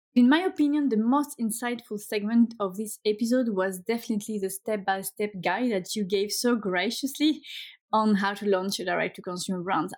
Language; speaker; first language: English; non-native, fluent; Swedish